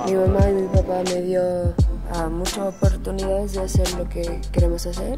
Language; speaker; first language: Spanish; early bilingual, heritage; English